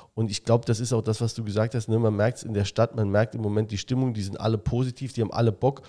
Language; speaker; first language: German; native; German